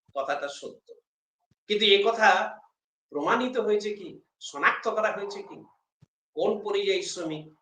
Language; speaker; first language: Bangla; native; Bangla